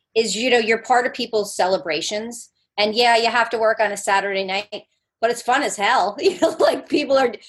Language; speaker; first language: English; native; English